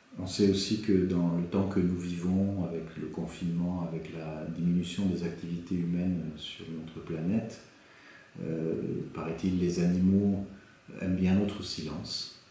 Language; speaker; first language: French; native; French